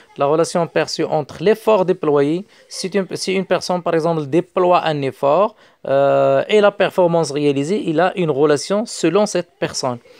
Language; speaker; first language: French; non-native, local second language; Arabic